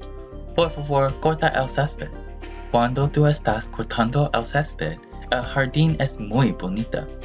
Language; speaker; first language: Spanish; non-native, learner; English